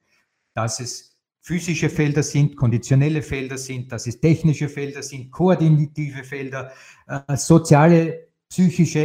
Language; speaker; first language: German; native; German